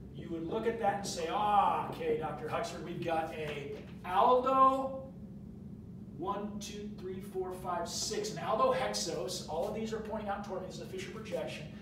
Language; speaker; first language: English; native; English